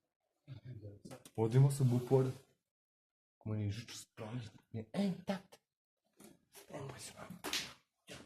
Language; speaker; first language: French; native; French